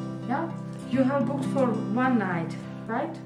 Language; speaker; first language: English; non-native, learner; Georgian